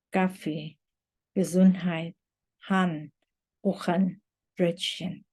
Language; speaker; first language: German; non-native, fluent; Indonesian